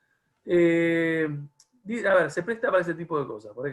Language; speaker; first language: Spanish; native; Spanish